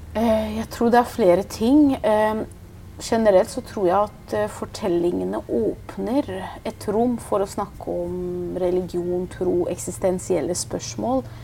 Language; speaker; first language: Norwegian; early bilingual, other home language; Persian